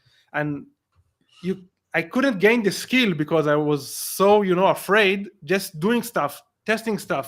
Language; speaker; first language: English; non-native, fluent; Hebrew